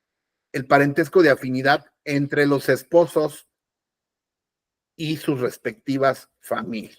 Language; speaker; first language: Spanish; native; Spanish